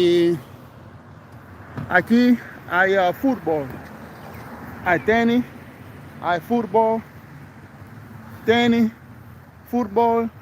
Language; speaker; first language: Spanish; non-native, fluent; English